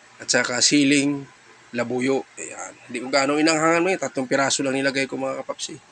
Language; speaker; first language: Filipino; non-native, local second language; Cebuano